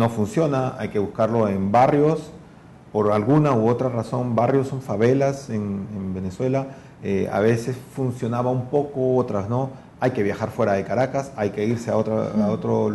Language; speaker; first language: Spanish; native; Spanish